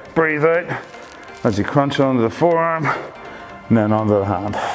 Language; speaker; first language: English; native; English